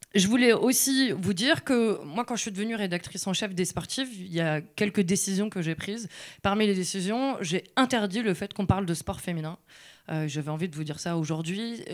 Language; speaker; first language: French; native; French